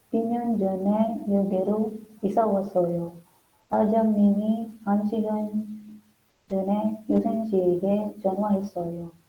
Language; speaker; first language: Korean; non-native, learner; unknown